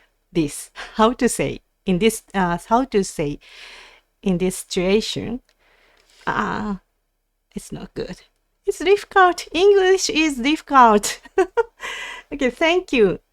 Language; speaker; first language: English; non-native, learner; Japanese